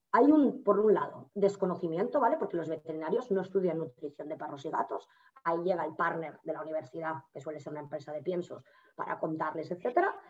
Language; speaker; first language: Spanish; native; Spanish